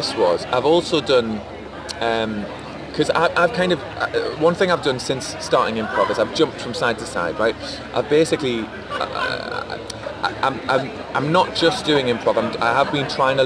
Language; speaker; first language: English; native; English